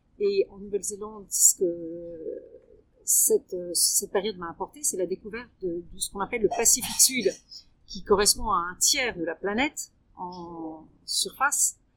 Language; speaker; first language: French; early bilingual, heritage; French